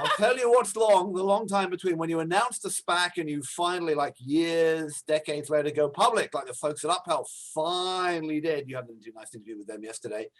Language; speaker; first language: English; native; English